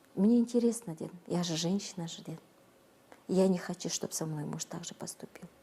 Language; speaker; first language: Russian; non-native, local second language; Kazakh